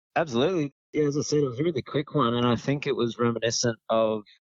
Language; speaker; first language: English; native; English